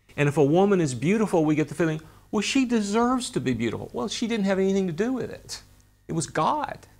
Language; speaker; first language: English; native; English